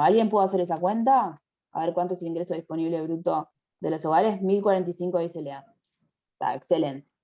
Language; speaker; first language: Spanish; native; Spanish